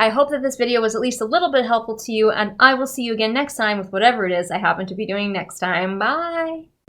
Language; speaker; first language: English; native; English